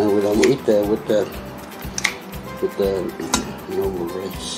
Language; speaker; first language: English; non-native, learner; Vietnamese